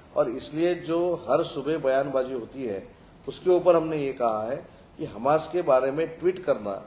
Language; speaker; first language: Hindi; non-native, local second language; Marathi